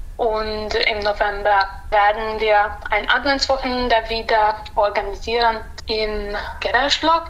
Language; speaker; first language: German; non-native, local second language; Hungarian